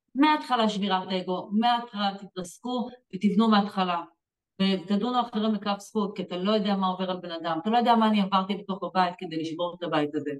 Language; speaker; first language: Hebrew; native; Hebrew